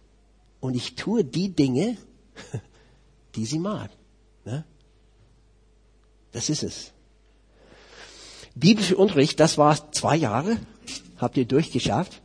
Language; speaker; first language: German; non-native, fluent; English